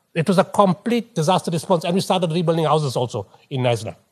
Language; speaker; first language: English; native; English